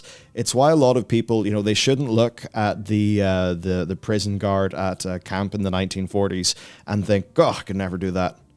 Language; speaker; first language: English; native; English